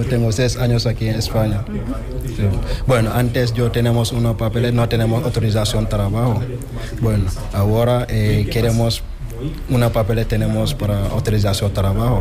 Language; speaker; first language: Spanish; non-native, learner; Wolof